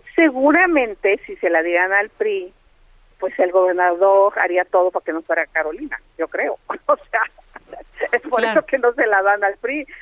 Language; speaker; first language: Spanish; native; Spanish